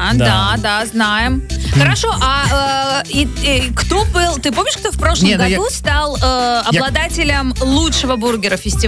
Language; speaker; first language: Russian; native; Russian